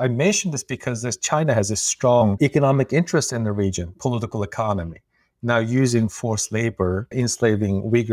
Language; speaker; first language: English; non-native, fluent; Uyghur